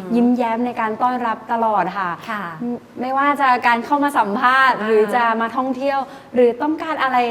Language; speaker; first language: Thai; native; Thai